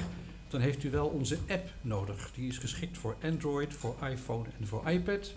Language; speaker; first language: Dutch; native; Dutch